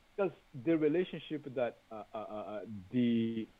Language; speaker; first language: English; non-native, fluent; Portuguese